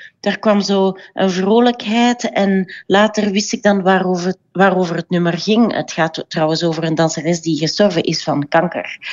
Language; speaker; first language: Dutch; native; Dutch